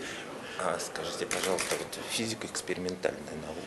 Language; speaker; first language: Russian; native; Russian